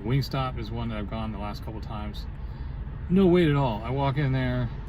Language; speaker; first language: English; native; English